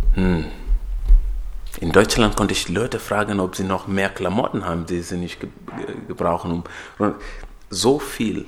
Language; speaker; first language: German; non-native, fluent; Swahili